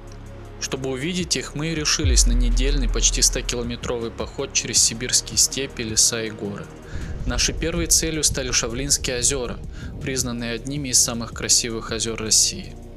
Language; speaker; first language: Russian; native; Russian